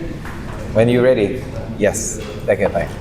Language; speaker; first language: English; non-native, fluent; Indonesian